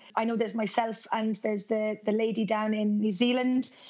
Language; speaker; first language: English; native; English